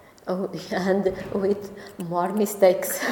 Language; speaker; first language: English; non-native, learner; Portuguese